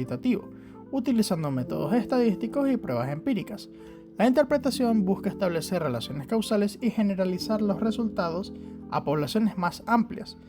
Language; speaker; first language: Spanish; native; Spanish